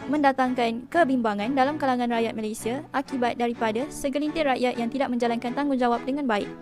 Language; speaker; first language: Malay; native; Malay